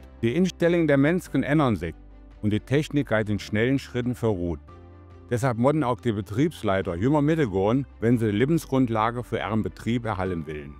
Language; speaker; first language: German; native; German